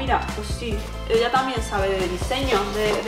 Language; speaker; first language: Spanish; native; Spanish